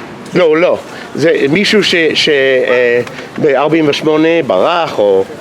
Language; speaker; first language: Hebrew; non-native, fluent; English